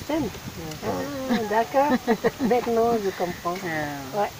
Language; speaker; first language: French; non-native, learner; English